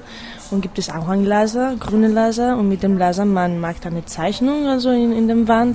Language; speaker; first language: German; non-native, fluent; Spanish